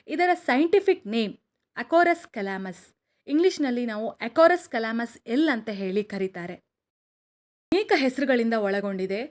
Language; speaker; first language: Kannada; native; Kannada